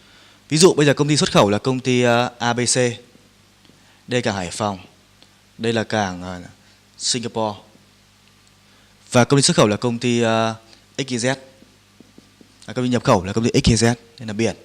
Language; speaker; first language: Vietnamese; native; Vietnamese